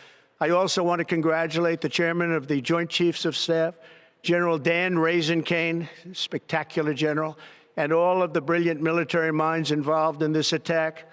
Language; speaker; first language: English; native; English